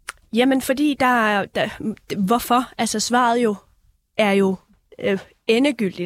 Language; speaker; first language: Danish; early bilingual, other home language; Persian